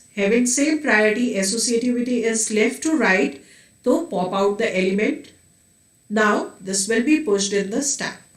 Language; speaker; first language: English; non-native, local second language; Hindi